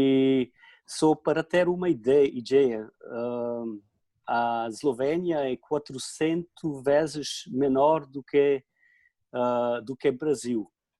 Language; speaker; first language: Portuguese; non-native, fluent; Slovenian